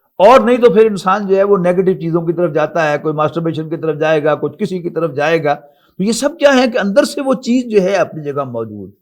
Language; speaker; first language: Urdu; non-native, local second language; Punjabi